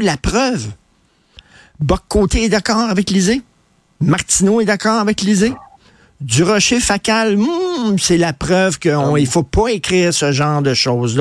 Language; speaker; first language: French; native; French